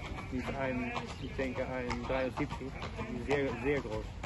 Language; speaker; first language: German; non-native, learner; Dutch